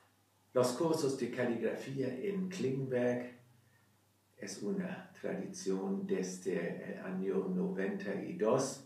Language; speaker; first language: Spanish; non-native, learner; German